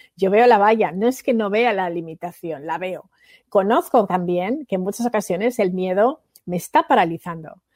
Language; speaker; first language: Spanish; native; Spanish